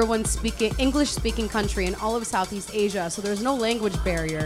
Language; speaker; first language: English; non-native, local second language; Hiligaynon